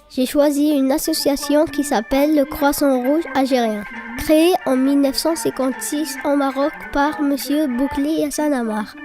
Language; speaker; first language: French; non-native, learner; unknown